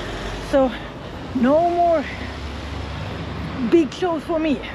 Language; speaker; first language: English; non-native, fluent; Swedish